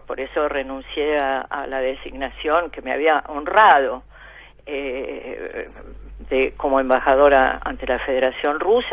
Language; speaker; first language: Spanish; native; Spanish